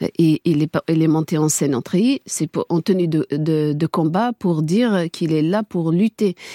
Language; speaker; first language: French; non-native, local second language; Kabyle